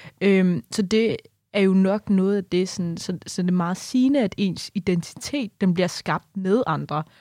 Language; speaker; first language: Danish; early bilingual, other home language; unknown